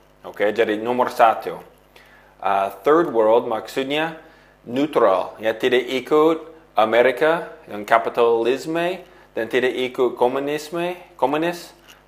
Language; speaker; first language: Indonesian; non-native, fluent; English